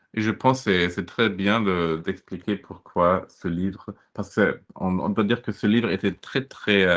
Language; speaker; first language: French; non-native, fluent; German